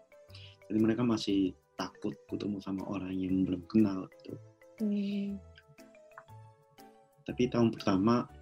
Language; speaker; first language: Indonesian; non-native, local second language; Japanese